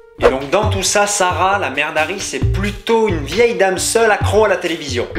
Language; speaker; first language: French; native; French